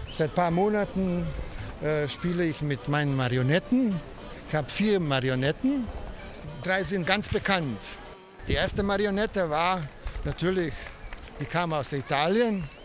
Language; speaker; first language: German; non-native, fluent; Italian